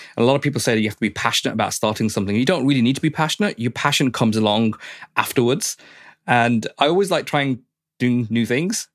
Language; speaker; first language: English; native; English